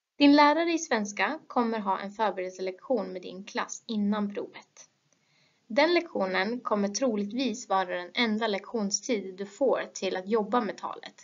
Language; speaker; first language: Swedish; native; Swedish